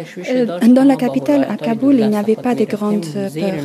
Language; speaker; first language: French; non-native, learner; Persian